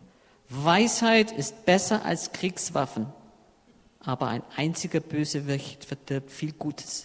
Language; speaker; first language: German; native; German